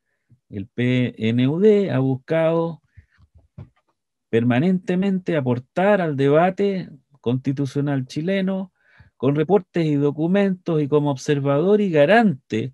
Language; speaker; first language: Spanish; native; Spanish